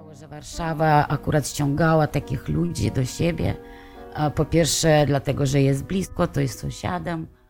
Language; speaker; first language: Polish; non-native, fluent; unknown